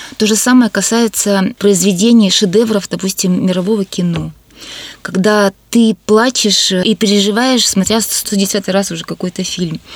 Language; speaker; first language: Russian; native; Russian